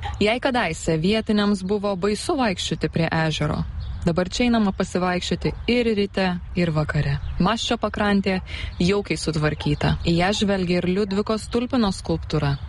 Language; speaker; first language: Lithuanian; native; Lithuanian